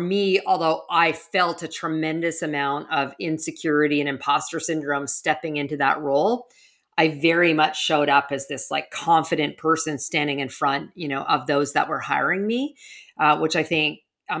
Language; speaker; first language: English; native; English